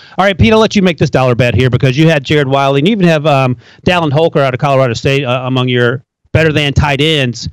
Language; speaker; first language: English; native; English